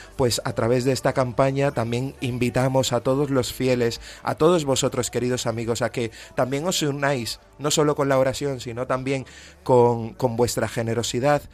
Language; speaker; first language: Spanish; native; Spanish